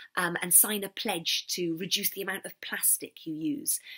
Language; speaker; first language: English; native; English